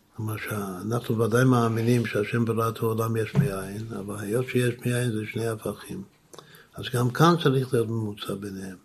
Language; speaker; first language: Hebrew; non-native, fluent; English